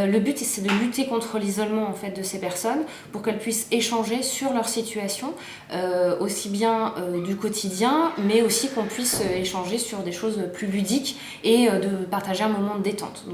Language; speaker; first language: French; native; French